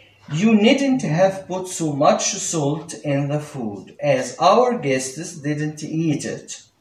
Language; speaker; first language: English; non-native, fluent; Arabic